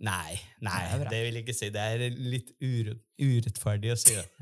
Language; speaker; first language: Norwegian; non-native, fluent; Spanish